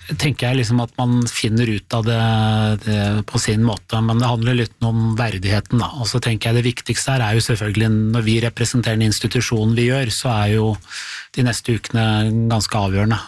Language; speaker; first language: Norwegian; native; Norwegian